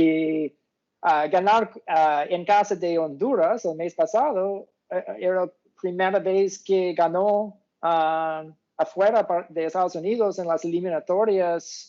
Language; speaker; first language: Spanish; non-native, fluent; English